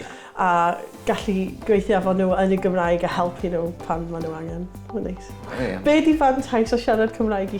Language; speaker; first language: Welsh; non-native, local second language; English